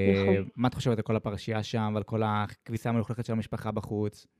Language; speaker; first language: Hebrew; native; Hebrew